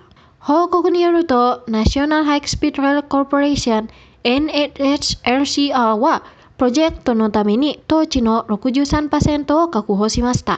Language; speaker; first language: Japanese; non-native, fluent; Indonesian